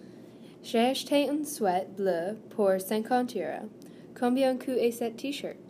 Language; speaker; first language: French; non-native, learner; English